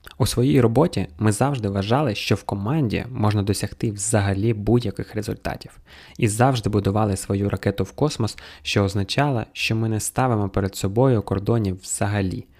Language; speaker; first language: Ukrainian; non-native, local second language; Russian